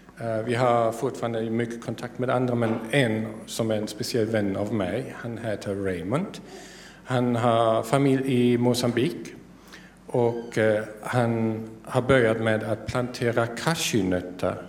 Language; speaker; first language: Swedish; non-native, fluent; German